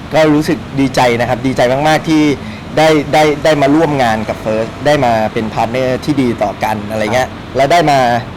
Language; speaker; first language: Thai; native; Thai